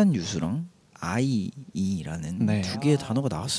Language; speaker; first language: Korean; native; Korean